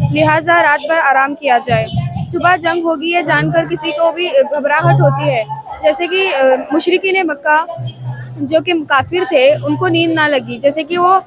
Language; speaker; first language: Urdu; native; Urdu